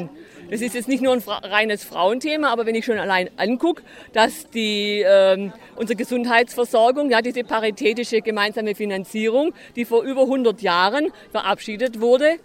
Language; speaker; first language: German; native; German